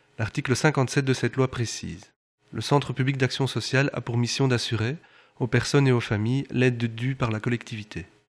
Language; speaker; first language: French; native; French